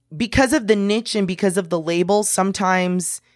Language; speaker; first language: English; early bilingual, other home language; Spanish